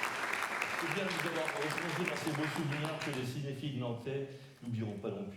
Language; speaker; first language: French; native; French